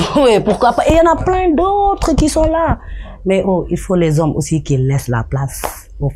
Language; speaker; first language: French; non-native, local second language; Wolof